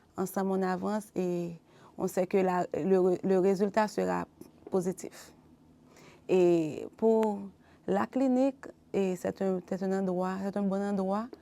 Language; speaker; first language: French; non-native, local second language; Haitian Creole